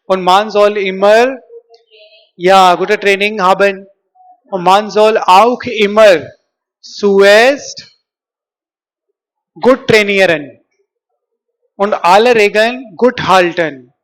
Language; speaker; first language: German; non-native, learner; Hindi